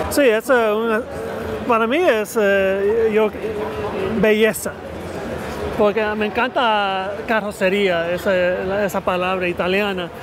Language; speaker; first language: Spanish; early bilingual, heritage; Spanish